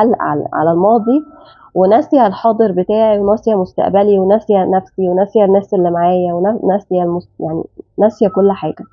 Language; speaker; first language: Arabic; native; Arabic